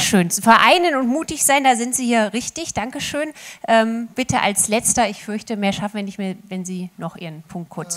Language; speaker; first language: German; native; German